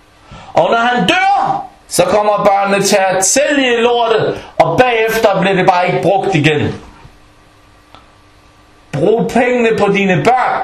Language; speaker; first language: Danish; non-native, fluent; Arabic